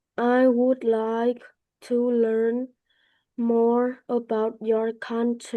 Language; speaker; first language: English; non-native, learner; Vietnamese